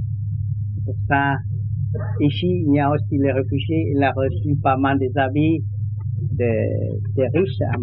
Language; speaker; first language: French; non-native, learner; Vietnamese